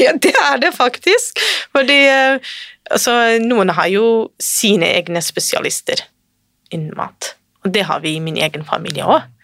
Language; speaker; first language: Norwegian; non-native, fluent; Kurdish